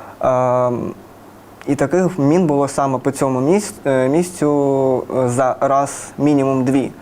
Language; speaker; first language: Ukrainian; native; Ukrainian